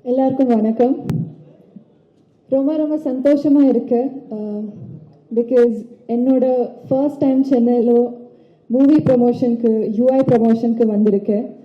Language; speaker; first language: Tamil; non-native, learner; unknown